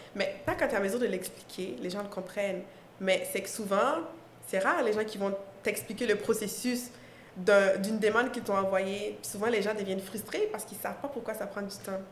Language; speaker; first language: French; non-native, local second language; Mossi